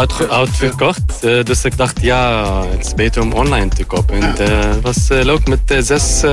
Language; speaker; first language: Dutch; non-native, learner; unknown